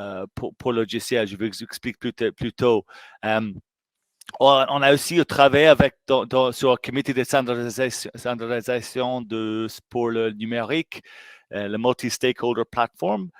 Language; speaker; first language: French; non-native, fluent; English